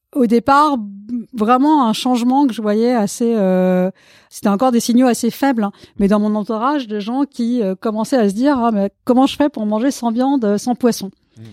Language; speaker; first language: French; non-native, fluent; Malayalam